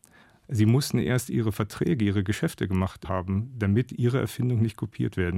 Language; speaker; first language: German; native; German